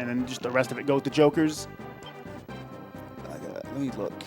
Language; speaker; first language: English; native; English